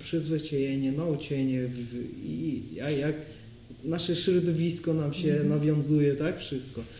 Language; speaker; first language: Polish; non-native, learner; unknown